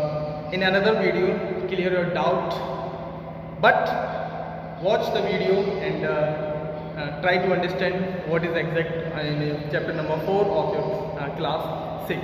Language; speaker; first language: English; non-native, local second language; Hindi